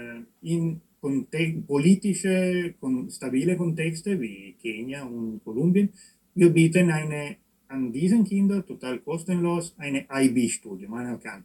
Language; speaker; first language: German; non-native, fluent; Italian